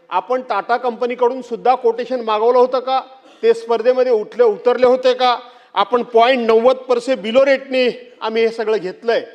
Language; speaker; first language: Marathi; native; Marathi